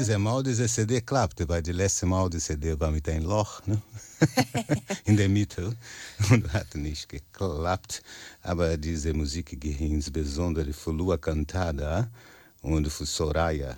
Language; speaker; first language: German; non-native, fluent; Portuguese